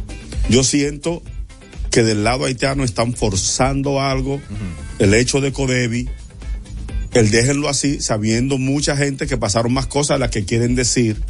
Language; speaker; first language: Spanish; native; Spanish